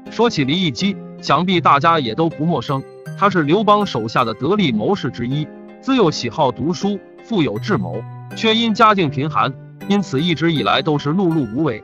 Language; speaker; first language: Chinese; native; Chinese